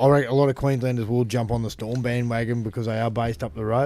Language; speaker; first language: English; native; English